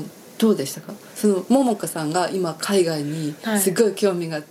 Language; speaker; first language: Japanese; native; Japanese